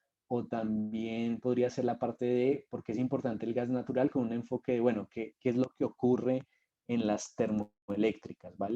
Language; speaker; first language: Spanish; native; Spanish